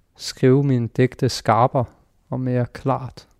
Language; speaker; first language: Danish; early bilingual, other home language; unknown